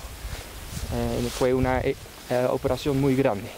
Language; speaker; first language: Spanish; non-native, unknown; Dutch